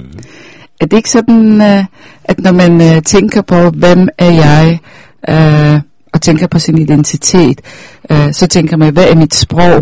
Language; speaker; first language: Danish; non-native, fluent; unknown